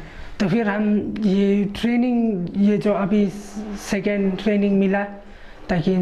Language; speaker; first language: Hindi; non-native, local second language; Khasi